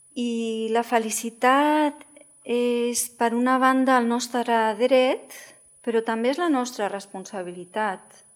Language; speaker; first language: Catalan; non-native, local second language; Spanish